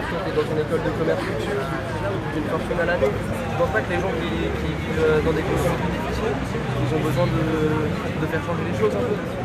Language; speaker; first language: French; native; French